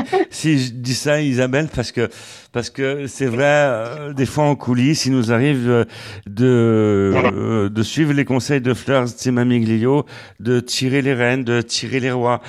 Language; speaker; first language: French; native; French